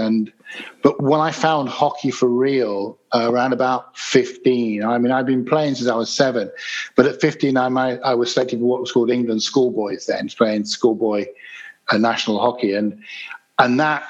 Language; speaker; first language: English; native; English